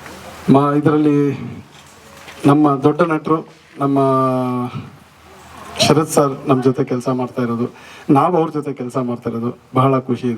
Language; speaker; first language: Kannada; native; Kannada